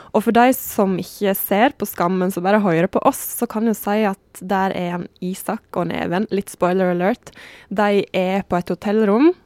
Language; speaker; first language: Norwegian; native; Norwegian